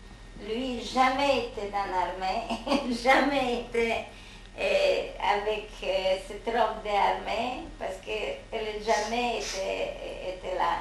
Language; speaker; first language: French; non-native, fluent; Hungarian